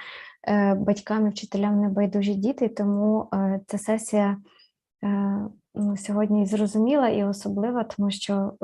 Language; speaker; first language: Ukrainian; native; Ukrainian